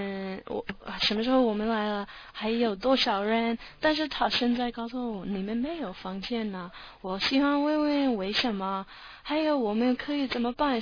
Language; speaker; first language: Chinese; non-native, learner; English